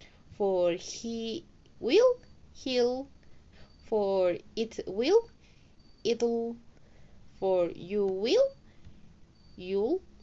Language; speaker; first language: English; non-native, learner; Spanish